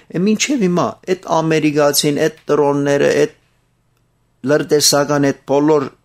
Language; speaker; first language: Armenian; early bilingual, heritage; Armenian